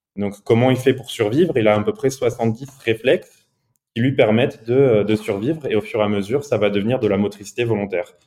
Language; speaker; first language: French; early bilingual, other home language; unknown